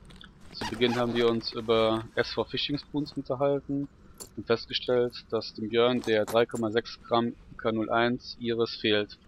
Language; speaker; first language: German; native; German